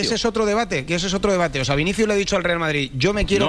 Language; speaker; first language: Spanish; native; Spanish